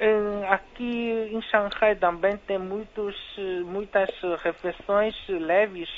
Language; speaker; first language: Portuguese; non-native, fluent; Chinese